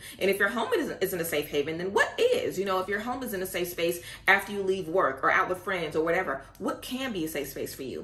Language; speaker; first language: English; native; English